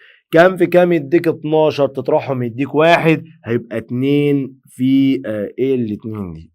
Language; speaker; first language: Arabic; native; Arabic